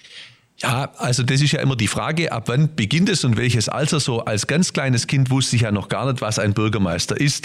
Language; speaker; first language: German; native; German